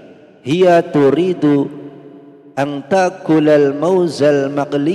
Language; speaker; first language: Arabic; non-native, fluent; Indonesian